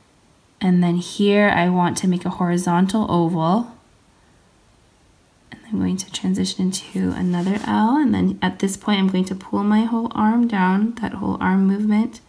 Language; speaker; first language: English; native; English